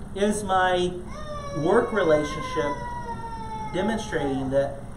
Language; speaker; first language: English; native; English